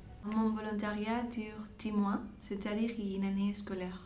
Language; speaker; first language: French; non-native, fluent; Spanish